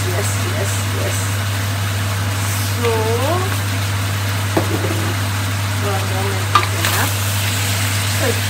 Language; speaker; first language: English; non-native, learner; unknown